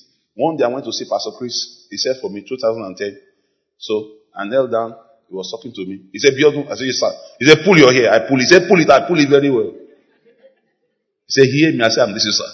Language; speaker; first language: English; non-native, local second language; Yoruba